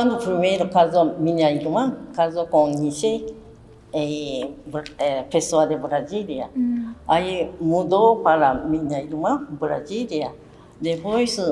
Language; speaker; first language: Portuguese; early bilingual, other home language; Japanese